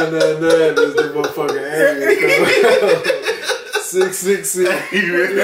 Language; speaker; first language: English; native; English